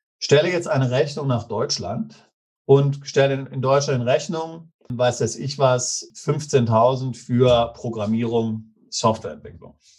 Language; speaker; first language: German; native; German